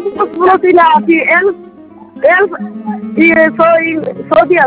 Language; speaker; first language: Arabic; non-native, learner; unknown